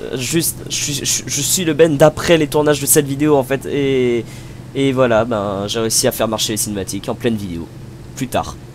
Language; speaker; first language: French; native; French